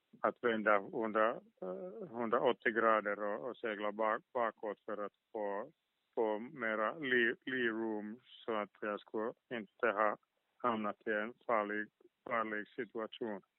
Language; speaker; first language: Swedish; non-native, local second language; Finnish